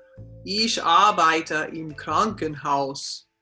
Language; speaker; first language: German; non-native, learner; English